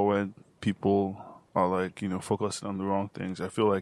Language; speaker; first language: English; non-native, local second language; Yoruba